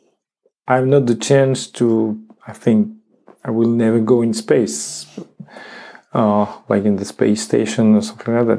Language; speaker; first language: English; non-native, learner; French